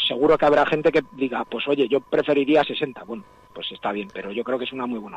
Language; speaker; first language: Spanish; native; Spanish